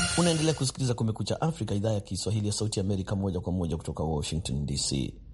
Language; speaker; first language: Swahili; native; Swahili